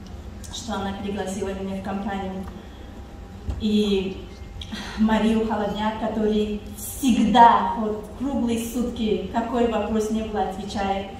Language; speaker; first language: Russian; non-native, fluent; Tajik